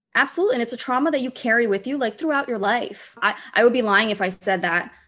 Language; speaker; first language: English; early bilingual, other home language; Portuguese